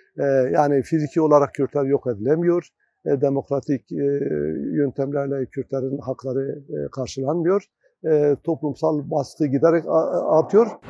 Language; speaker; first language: Turkish; non-native, local second language; Kurdish